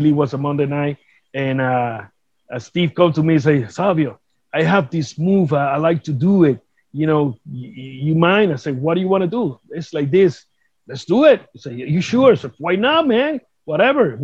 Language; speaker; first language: English; non-native, learner; Spanish